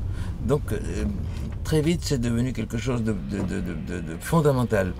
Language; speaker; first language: French; early bilingual, other home language; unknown